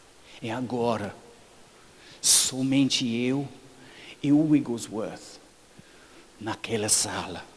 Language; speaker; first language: Portuguese; non-native, fluent; English